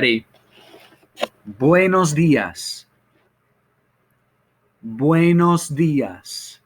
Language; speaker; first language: Spanish; non-native, fluent; English